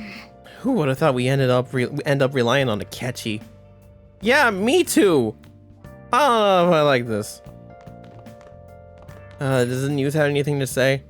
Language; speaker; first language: English; native; English